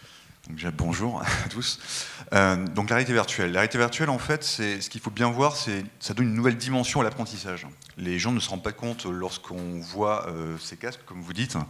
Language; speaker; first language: French; native; French